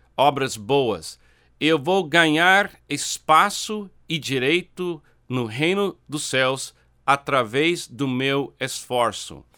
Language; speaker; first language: Portuguese; non-native, fluent; English